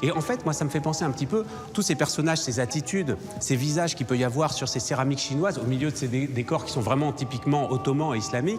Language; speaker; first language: French; native; French